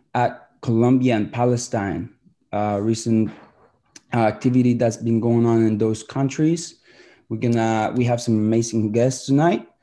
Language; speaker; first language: English; early bilingual, other home language; Spanish